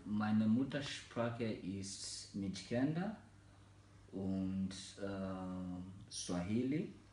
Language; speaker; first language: German; non-native, learner; Swahili